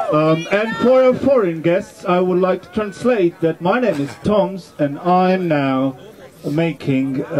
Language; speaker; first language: English; non-native, fluent; Latvian